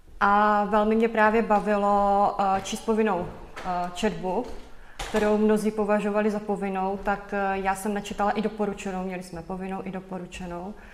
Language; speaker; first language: Czech; native; Czech